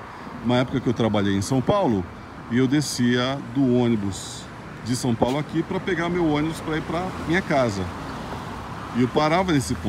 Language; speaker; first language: Portuguese; native; Portuguese